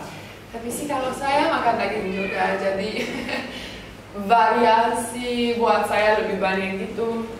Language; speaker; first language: Indonesian; non-native, fluent; Romanian